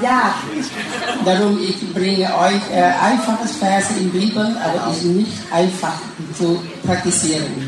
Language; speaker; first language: German; non-native, learner; Thai